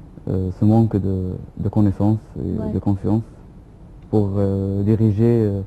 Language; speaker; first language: French; non-native, fluent; Arabic